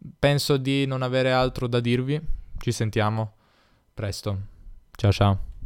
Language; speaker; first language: Italian; native; Italian